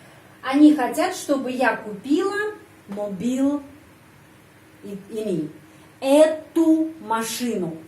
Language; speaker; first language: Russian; non-native, fluent; Indonesian